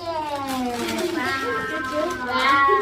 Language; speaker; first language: Chinese; non-native, learner; Hmong